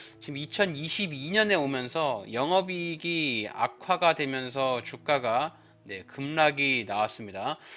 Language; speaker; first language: Korean; native; Korean